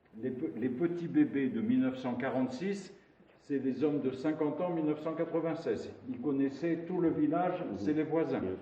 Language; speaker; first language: French; non-native, local second language; Arabic